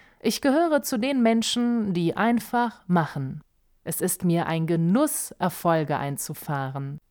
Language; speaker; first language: German; native; German